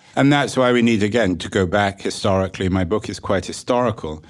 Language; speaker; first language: English; native; English